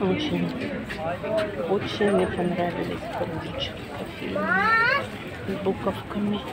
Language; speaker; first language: Russian; native; Russian